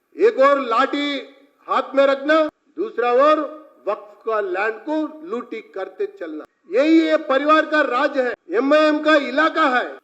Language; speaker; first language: Hindi; non-native, local second language; Telugu